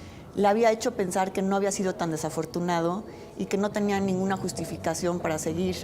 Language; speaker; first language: Spanish; native; Spanish